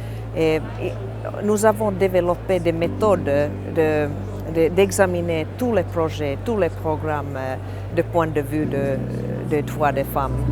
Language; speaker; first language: French; non-native, fluent; Finnish